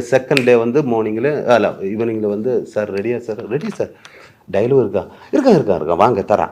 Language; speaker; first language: Tamil; non-native, learner; Malayalam